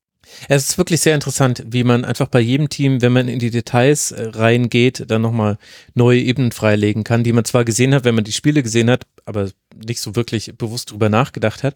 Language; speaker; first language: German; native; German